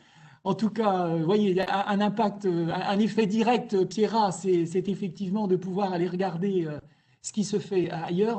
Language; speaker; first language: French; native; French